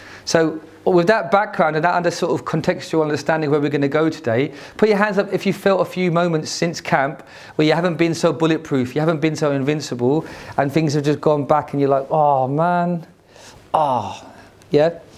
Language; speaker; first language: English; native; English